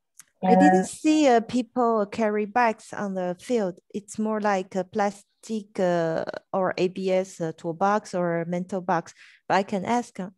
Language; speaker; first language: English; non-native, fluent; French